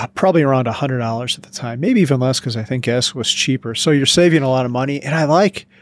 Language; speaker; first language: English; native; English